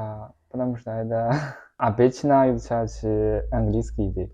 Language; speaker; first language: Russian; non-native, learner; Chinese